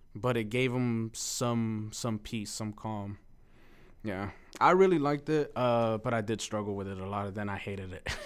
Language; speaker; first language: English; early bilingual, other home language; Spanish